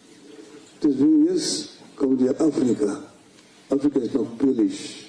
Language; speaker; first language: German; non-native, fluent; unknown